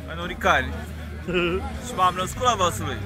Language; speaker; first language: Romanian; native; Romanian